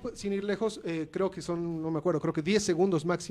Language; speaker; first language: Spanish; native; Spanish